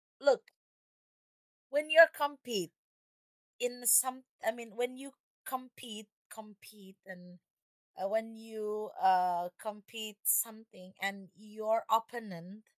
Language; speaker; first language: English; non-native, fluent; Indonesian